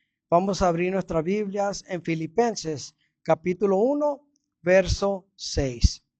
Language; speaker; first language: Spanish; early bilingual, heritage; Spanish